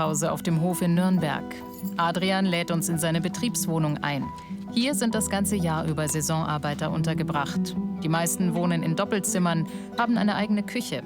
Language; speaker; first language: German; native; German